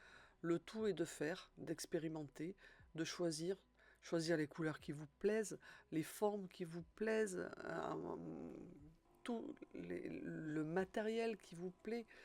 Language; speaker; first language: French; native; French